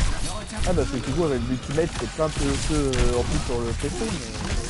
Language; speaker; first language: French; native; French